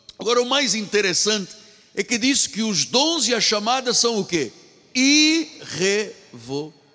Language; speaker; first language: Portuguese; native; Portuguese